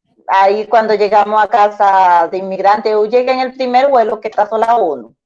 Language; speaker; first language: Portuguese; non-native, learner; Spanish